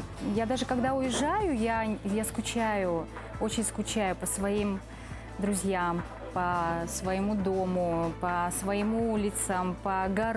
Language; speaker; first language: Russian; native; Russian